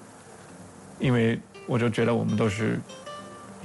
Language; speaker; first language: Chinese; non-native, fluent; English